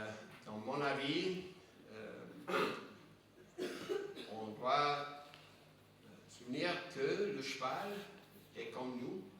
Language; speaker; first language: French; non-native, fluent; English